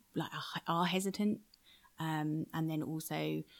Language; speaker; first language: English; native; English